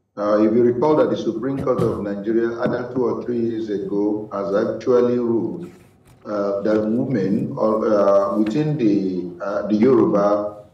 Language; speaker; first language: English; non-native, local second language; Igbo